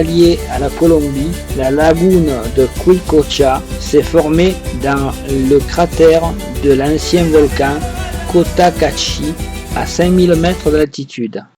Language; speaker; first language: French; native; French